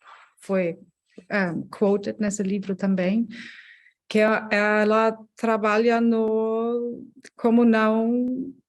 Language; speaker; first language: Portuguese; non-native, fluent; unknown